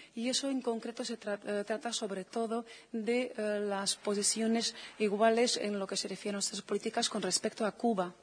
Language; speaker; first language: Spanish; non-native, fluent; Czech